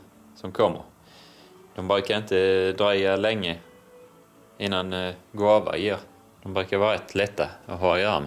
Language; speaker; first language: Swedish; native; Swedish